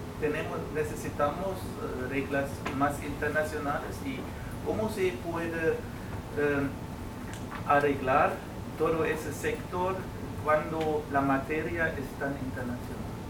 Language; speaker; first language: Spanish; non-native, fluent; German